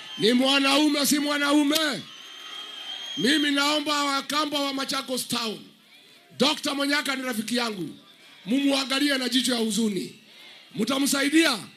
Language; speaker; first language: Swahili; non-native, local second language; Kikuyu